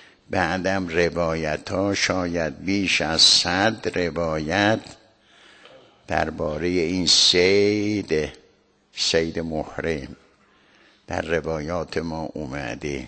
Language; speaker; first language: Persian; native; Persian